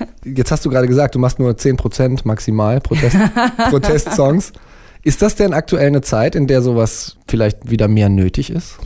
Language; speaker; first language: German; native; German